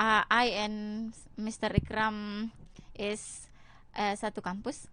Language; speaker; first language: English; non-native, learner; Indonesian